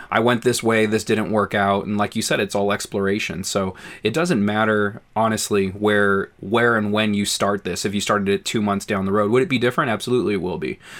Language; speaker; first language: English; native; English